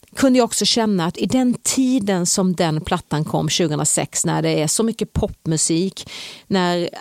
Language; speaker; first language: Swedish; native; Swedish